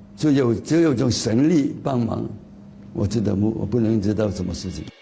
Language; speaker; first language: Chinese; native; Chinese